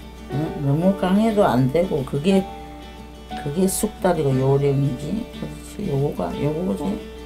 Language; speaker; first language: Korean; native; Korean